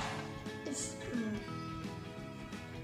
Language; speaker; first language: English; non-native, learner; Indonesian